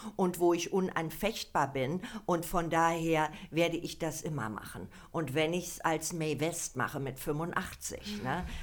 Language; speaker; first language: German; native; German